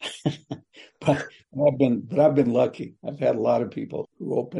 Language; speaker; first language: English; native; English